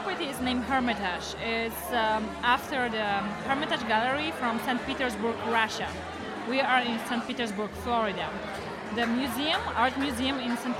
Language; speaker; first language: English; non-native, fluent; Polish